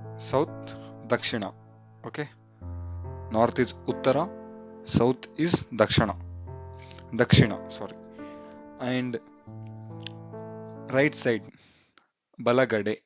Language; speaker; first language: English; non-native, local second language; Kannada